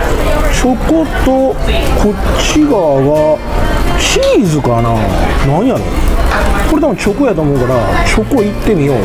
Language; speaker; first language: Japanese; native; Japanese